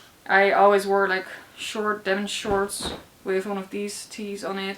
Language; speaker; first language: English; non-native, fluent; Dutch